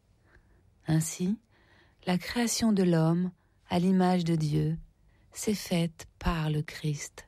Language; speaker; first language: French; native; French